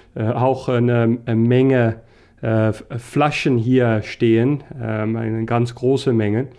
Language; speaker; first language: English; non-native, fluent; Dutch